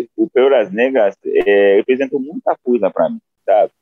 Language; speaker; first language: Portuguese; non-native, fluent; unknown